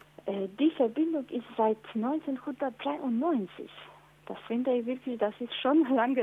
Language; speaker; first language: German; non-native, fluent; Polish